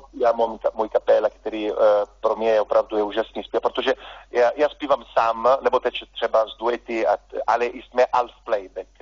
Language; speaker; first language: Czech; non-native, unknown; Italian